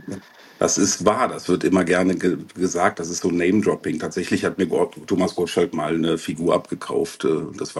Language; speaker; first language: German; native; German